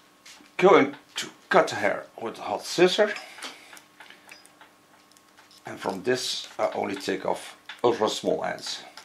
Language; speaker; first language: English; non-native, fluent; Dutch